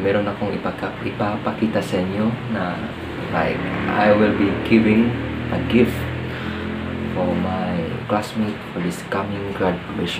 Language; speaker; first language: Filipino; non-native, local second language; Cebuano